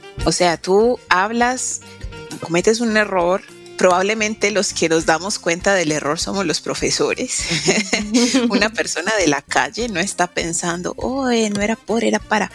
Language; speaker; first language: Spanish; native; Spanish